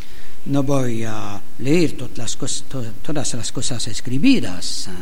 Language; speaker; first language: Spanish; non-native, learner; German